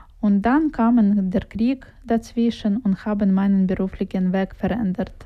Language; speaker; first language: German; non-native, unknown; Russian